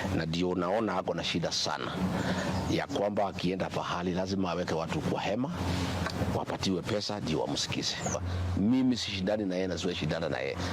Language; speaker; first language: Swahili; non-native, local second language; Kikuyu